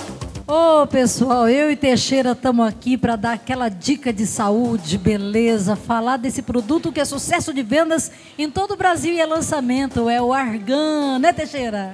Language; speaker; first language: Portuguese; native; Portuguese